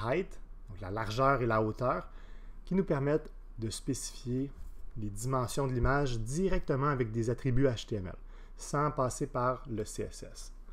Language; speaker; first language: French; native; French